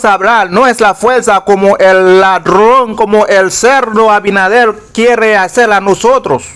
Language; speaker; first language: Spanish; non-native, fluent; Haitian Creole